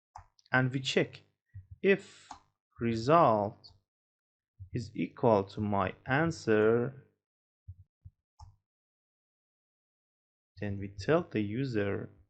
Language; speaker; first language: English; non-native, fluent; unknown